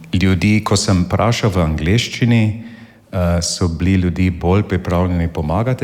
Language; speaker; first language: Slovenian; non-native, fluent; English